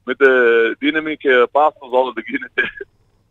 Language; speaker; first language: Greek; non-native, learner; Portuguese